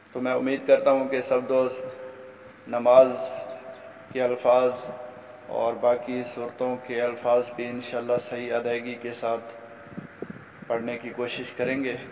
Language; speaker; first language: Urdu; non-native, local second language; Baluchi